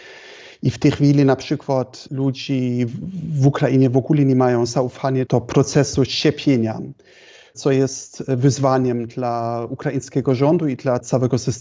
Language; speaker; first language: Polish; non-native, fluent; German